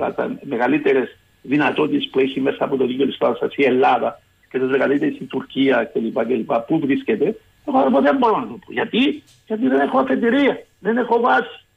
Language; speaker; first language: Greek; native; Greek